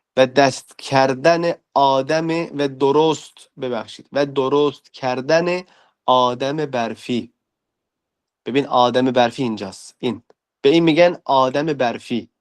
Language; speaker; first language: Persian; non-native, fluent; Turkish